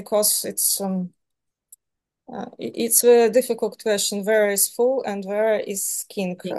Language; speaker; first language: English; non-native, learner; Serbian